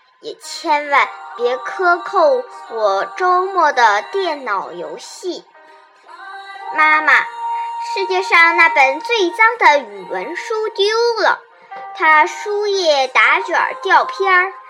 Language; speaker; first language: Chinese; native; Chinese